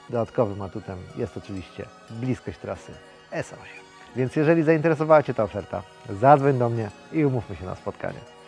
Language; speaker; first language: Polish; native; Polish